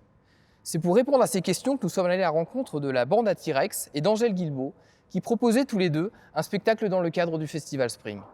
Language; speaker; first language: French; native; French